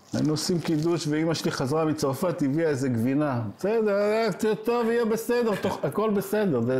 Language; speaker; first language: Hebrew; native; Hebrew